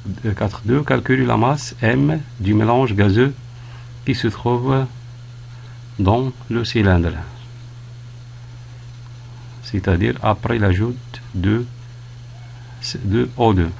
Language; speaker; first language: French; non-native, local second language; Arabic